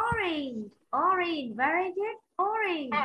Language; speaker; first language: English; non-native, learner; Vietnamese